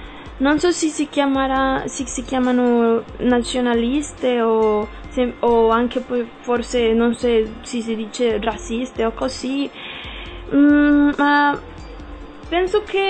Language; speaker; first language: Italian; non-native, learner; Spanish